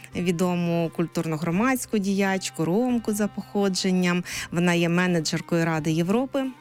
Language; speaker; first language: Ukrainian; native; Ukrainian